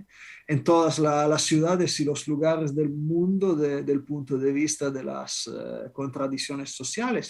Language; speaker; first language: Spanish; non-native, fluent; Italian